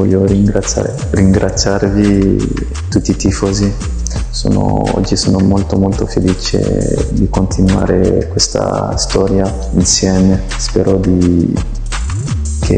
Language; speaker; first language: Italian; non-native, fluent; French